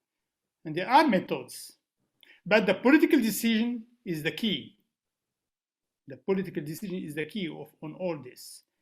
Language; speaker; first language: English; non-native, fluent; Arabic